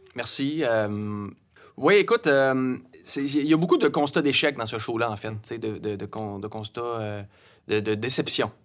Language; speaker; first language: French; native; French